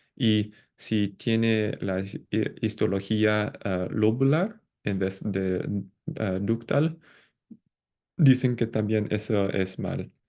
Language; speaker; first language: Spanish; non-native, fluent; English